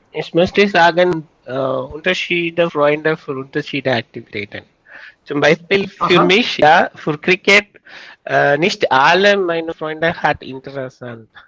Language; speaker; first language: German; non-native, learner; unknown